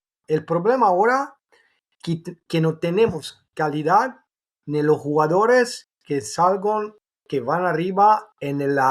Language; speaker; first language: Spanish; non-native, fluent; Italian